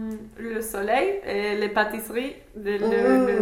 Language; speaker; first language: French; non-native, fluent; English